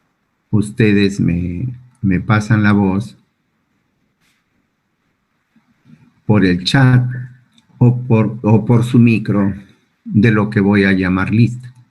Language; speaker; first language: Spanish; native; Spanish